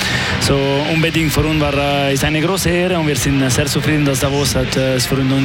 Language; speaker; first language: German; non-native, learner; French